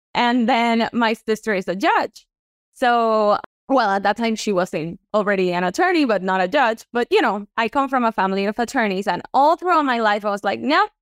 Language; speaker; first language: English; non-native, fluent; Spanish